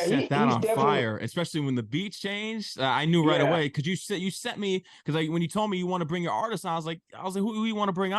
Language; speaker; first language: English; native; English